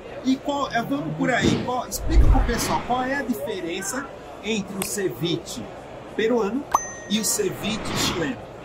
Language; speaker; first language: Portuguese; native; Portuguese